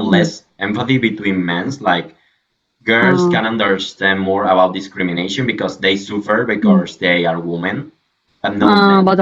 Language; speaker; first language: English; non-native, fluent; Spanish